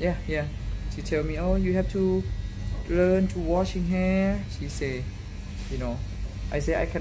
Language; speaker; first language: English; non-native, learner; Thai